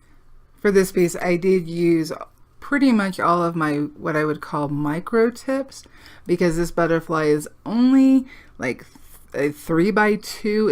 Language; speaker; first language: English; native; English